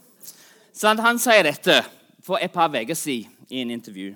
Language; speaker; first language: Norwegian; non-native, fluent; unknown